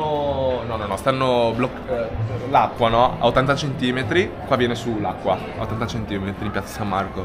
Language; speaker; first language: Italian; native; Italian